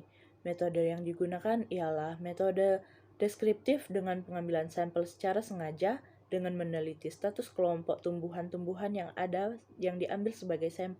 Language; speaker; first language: Indonesian; native; Indonesian